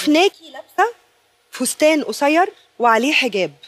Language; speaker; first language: Arabic; native; Arabic